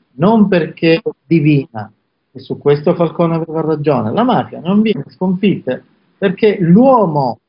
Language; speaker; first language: Italian; native; Italian